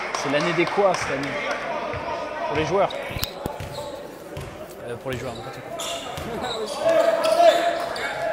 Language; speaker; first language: French; native; French